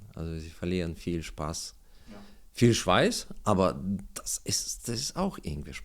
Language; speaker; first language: German; non-native, learner; Russian